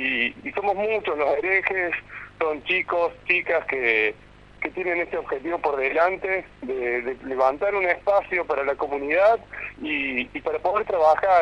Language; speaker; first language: Spanish; native; Spanish